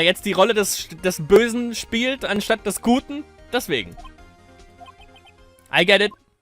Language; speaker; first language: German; native; German